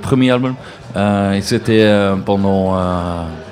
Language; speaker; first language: French; non-native, local second language; Dutch